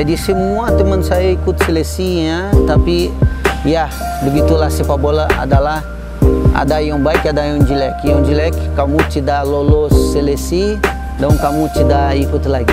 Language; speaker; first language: Indonesian; non-native, fluent; Portuguese